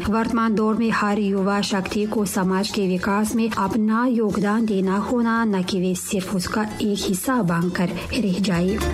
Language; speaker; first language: Hindi; non-native, fluent; Tajik